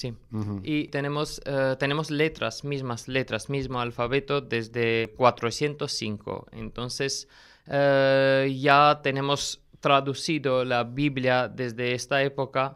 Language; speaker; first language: Spanish; non-native, learner; Armenian